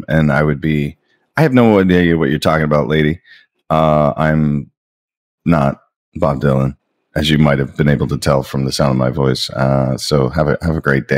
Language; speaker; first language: English; native; English